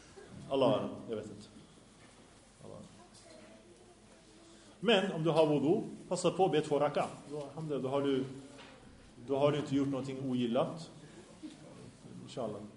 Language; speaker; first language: Swedish; early bilingual, other home language; Arabic